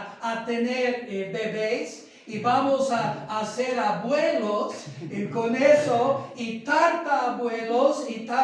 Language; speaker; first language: Spanish; non-native, fluent; English